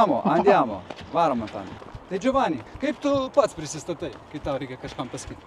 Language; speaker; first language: Lithuanian; native; Lithuanian